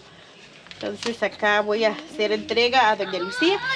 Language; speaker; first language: Spanish; non-native, local second language; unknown